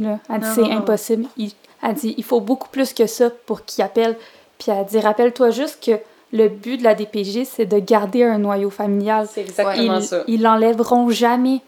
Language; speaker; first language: French; native; French